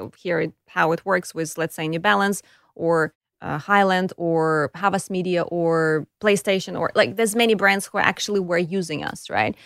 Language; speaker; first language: English; non-native, fluent; Ukrainian